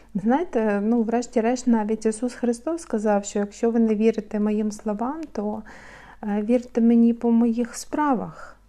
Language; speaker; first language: Ukrainian; native; Ukrainian